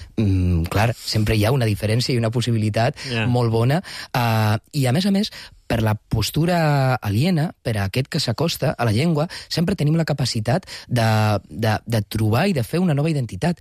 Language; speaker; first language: Catalan; non-native, local second language; Spanish